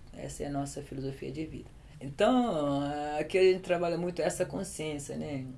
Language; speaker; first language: Portuguese; non-native, local second language; Kabuverdianu